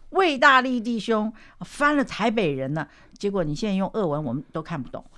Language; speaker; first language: Chinese; native; Chinese